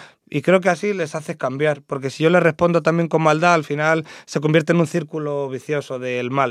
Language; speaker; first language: Spanish; native; Spanish